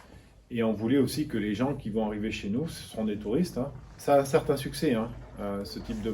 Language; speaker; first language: French; native; French